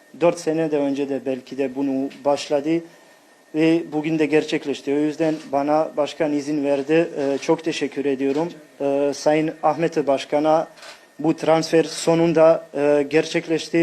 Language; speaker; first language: Turkish; non-native, fluent; Bosnian